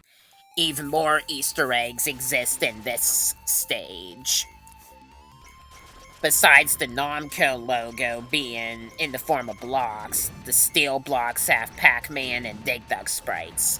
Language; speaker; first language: English; native; English